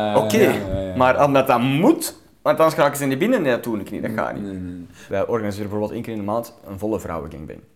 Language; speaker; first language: Dutch; native; Dutch